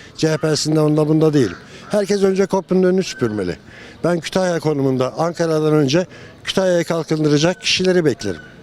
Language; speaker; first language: Turkish; native; Turkish